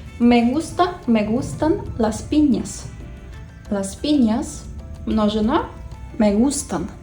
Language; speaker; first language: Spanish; non-native, fluent; Ukrainian